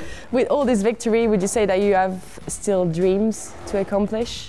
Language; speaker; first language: English; non-native, fluent; French